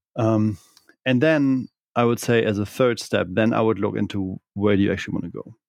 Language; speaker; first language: English; non-native, fluent; German